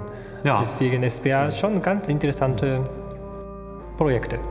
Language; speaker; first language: German; non-native, fluent; Japanese